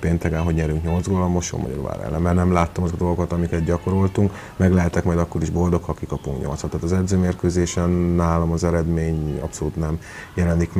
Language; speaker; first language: Hungarian; native; Hungarian